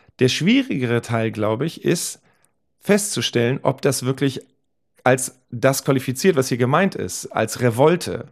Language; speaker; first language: German; native; German